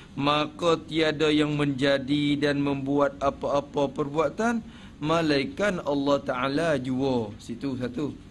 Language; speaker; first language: Malay; native; Malay